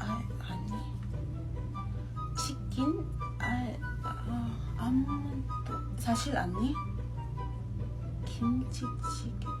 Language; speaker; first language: Korean; non-native, learner; English